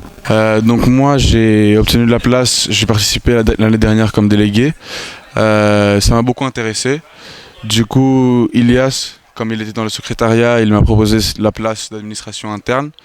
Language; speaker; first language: French; non-native, fluent; Greek